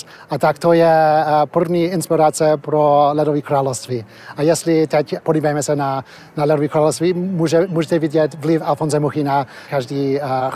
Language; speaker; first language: Czech; early bilingual, heritage; Czech